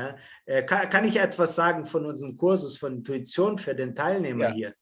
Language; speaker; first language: German; non-native, fluent; Portuguese